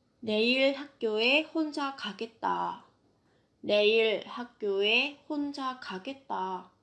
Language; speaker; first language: Korean; non-native, fluent; Vietnamese